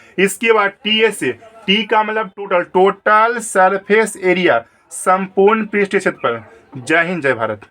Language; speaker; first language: Hindi; native; Hindi